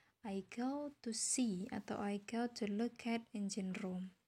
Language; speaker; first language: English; non-native, fluent; Indonesian